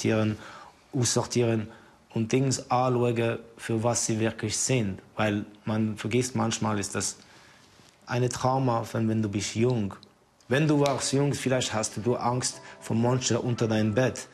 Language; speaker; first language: German; non-native, fluent; Estonian